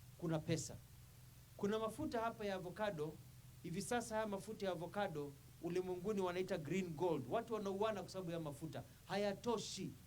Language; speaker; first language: Swahili; non-native, local second language; Kamba